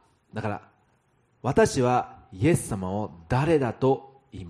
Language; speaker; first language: Japanese; non-native, fluent; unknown